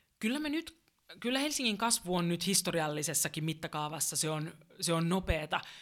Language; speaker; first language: Finnish; native; Finnish